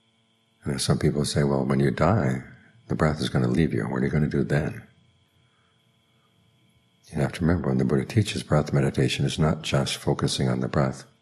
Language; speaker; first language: English; native; English